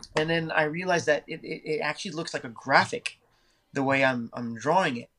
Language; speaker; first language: English; native; English